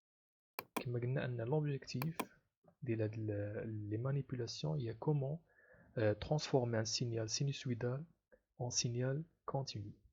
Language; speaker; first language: French; non-native, local second language; Arabic